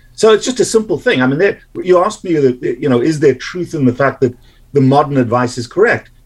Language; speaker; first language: English; native; English